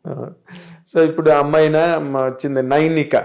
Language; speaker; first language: Telugu; native; Telugu